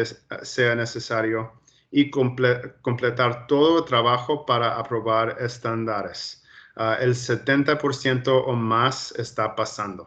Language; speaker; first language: Spanish; early bilingual, heritage; Spanish